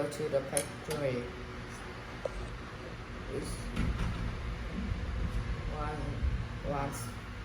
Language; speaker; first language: English; non-native, learner; Vietnamese